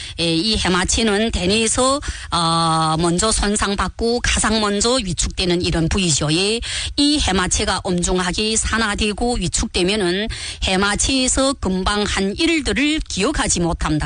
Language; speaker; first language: Korean; native; Korean